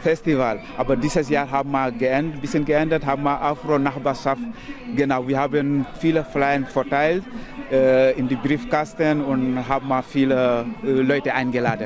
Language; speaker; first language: German; non-native, learner; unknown